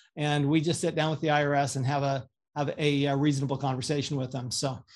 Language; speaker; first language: English; native; English